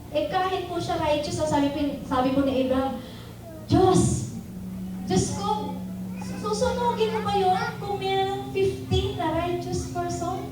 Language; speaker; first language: Filipino; native; Filipino